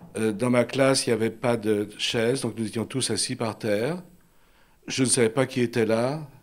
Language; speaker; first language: French; native; French